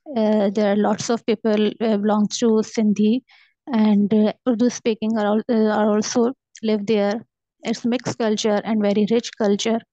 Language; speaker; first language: English; non-native, local second language; Urdu